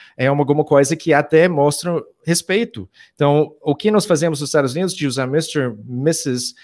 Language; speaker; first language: Portuguese; non-native, fluent; English